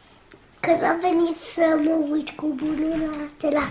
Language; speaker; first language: Romanian; early bilingual, heritage; Romanian